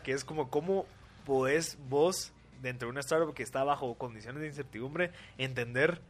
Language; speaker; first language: Spanish; native; Spanish